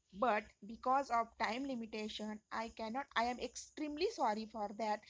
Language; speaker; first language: English; non-native, local second language; Marathi